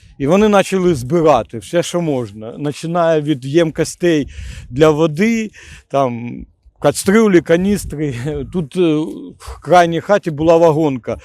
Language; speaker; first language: Ukrainian; non-native, local second language; Russian